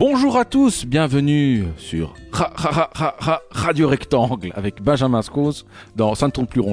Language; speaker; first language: French; native; French